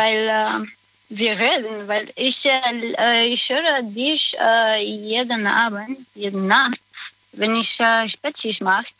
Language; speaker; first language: German; non-native, learner; Romanian